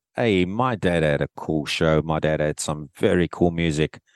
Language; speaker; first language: English; native; English